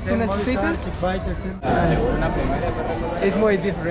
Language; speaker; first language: Spanish; non-native, learner; English